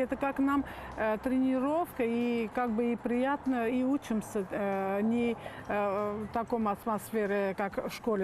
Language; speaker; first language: Russian; non-native, local second language; Armenian